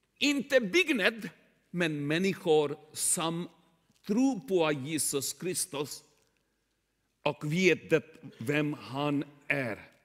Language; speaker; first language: Swedish; non-native, learner; Urdu